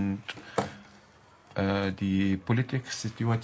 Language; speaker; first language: German; non-native, learner; Arabic